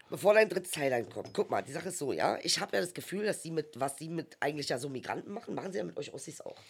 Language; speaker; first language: German; early bilingual, other home language; Turkish